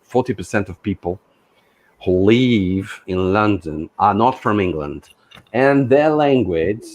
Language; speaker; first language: English; non-native, fluent; Portuguese